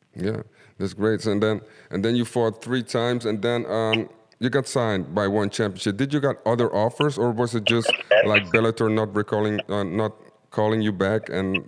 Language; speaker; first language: English; non-native, fluent; Dutch